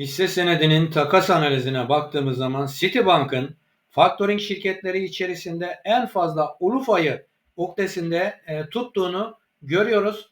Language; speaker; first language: Turkish; native; Turkish